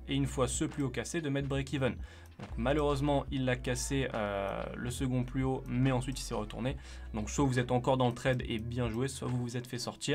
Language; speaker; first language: French; native; French